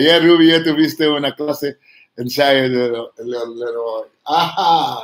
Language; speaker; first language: Spanish; non-native, fluent; Dutch